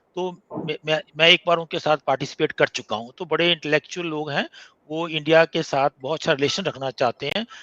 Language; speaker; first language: Hindi; non-native, fluent; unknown